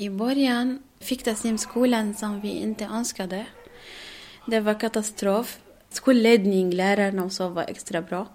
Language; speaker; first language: Swedish; non-native, learner; Arabic